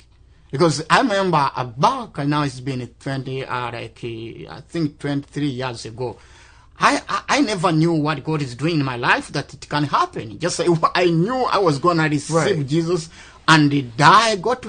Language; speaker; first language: English; non-native, local second language; Kinyarwanda